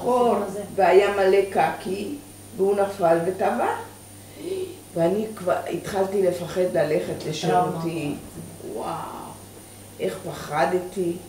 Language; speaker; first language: Hebrew; early bilingual, other home language; Persian